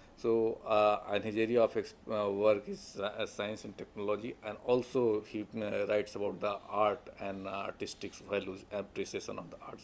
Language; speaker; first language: English; non-native, local second language; Hindi